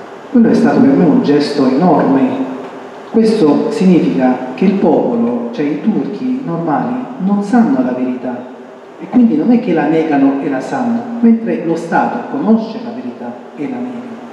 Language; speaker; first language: Italian; non-native, fluent; Armenian